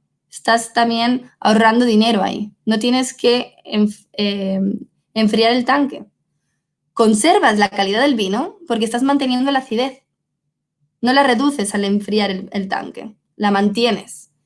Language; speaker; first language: Spanish; native; Spanish